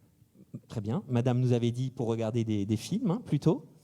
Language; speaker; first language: French; native; French